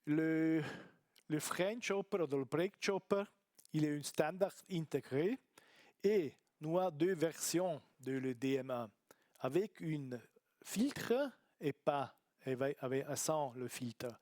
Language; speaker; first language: French; non-native, learner; Italian